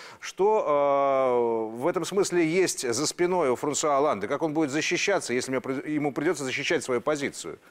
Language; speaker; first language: Russian; native; Russian